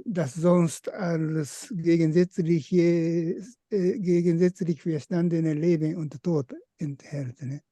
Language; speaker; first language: German; non-native, fluent; Japanese